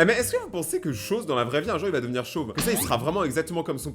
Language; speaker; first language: French; native; French